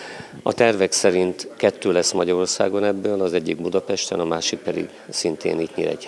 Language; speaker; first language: Hungarian; native; Hungarian